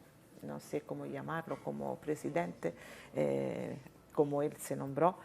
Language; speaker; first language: Spanish; non-native, fluent; Italian